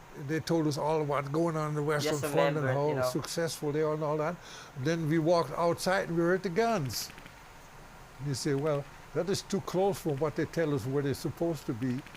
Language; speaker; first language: English; non-native, fluent; German